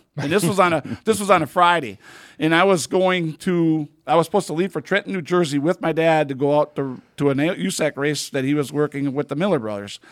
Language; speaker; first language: English; native; English